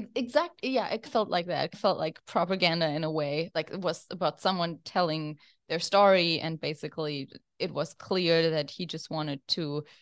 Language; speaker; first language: English; non-native, fluent; German